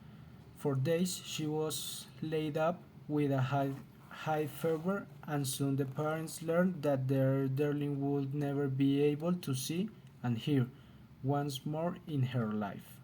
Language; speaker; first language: English; non-native, learner; Spanish